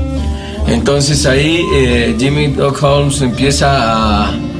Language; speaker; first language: Spanish; native; Spanish